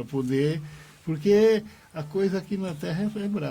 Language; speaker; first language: Portuguese; native; Portuguese